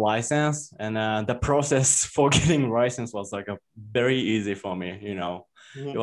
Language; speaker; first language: English; non-native, fluent; Japanese